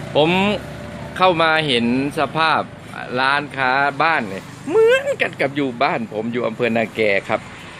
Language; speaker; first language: Thai; native; Thai